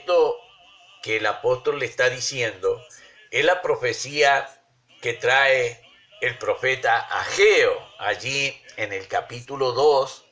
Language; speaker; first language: Spanish; native; Spanish